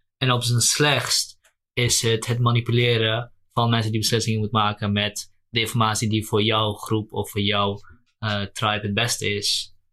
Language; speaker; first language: Dutch; native; Dutch